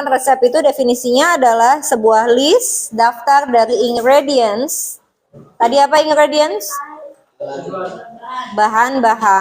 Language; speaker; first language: Indonesian; native; Indonesian